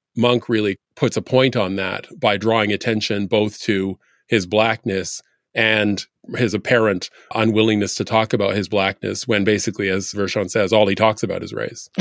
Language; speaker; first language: English; native; English